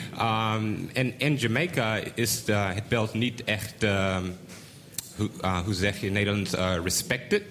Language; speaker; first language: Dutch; non-native, learner; English